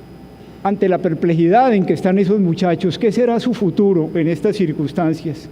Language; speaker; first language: Spanish; native; Spanish